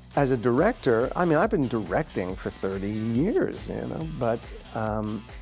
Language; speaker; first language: English; native; English